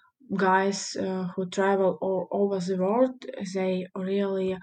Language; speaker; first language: English; non-native, learner; Russian